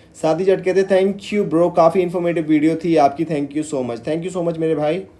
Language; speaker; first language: Hindi; native; Hindi